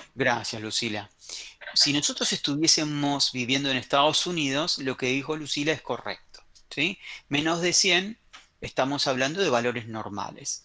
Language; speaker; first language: Spanish; native; Spanish